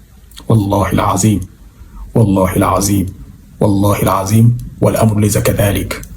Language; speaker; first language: Arabic; non-native, fluent; Yoruba